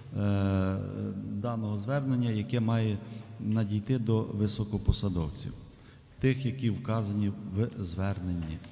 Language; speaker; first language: Ukrainian; native; Ukrainian